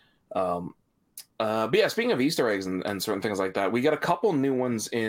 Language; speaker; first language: English; native; English